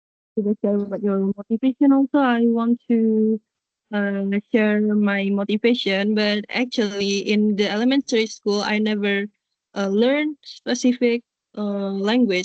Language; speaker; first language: English; non-native, learner; Indonesian